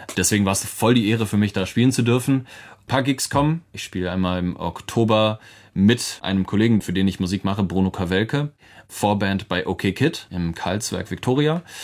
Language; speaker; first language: German; native; German